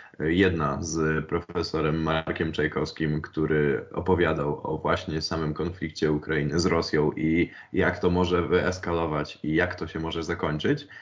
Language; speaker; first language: Polish; native; Polish